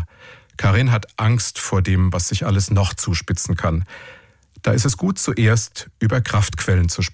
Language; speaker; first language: German; native; German